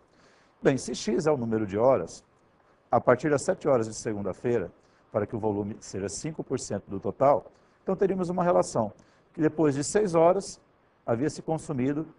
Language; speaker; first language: Portuguese; native; Portuguese